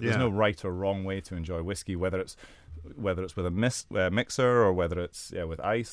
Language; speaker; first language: English; native; English